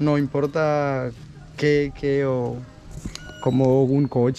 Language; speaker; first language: Spanish; non-native, learner; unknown